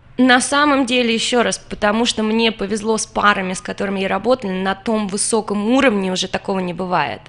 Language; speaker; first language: Russian; native; Russian